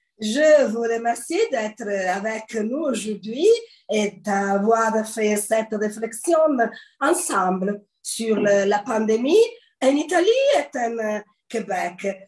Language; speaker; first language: French; non-native, learner; Italian